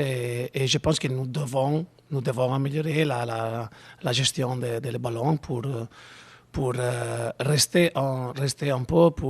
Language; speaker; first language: French; non-native, learner; Italian